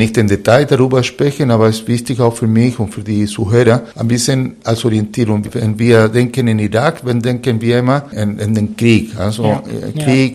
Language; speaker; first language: German; non-native, fluent; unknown